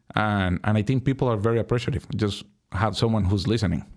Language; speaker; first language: English; non-native, fluent; Spanish